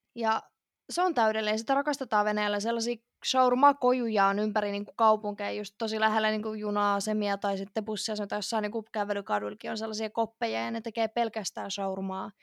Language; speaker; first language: Finnish; early bilingual, other home language; Russian